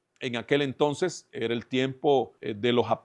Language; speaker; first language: Spanish; native; Spanish